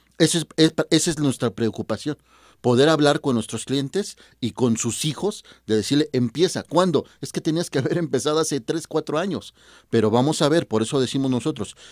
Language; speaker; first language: Spanish; native; Spanish